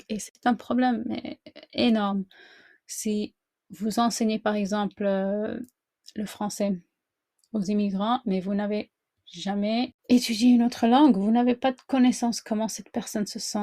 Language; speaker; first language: French; non-native, fluent; English